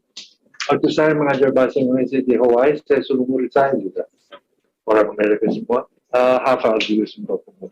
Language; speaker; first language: Indonesian; non-native, fluent; English